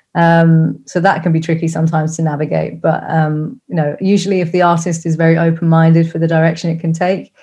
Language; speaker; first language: English; native; English